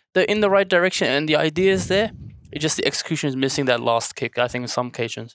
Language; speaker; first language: English; early bilingual, other home language; Arabic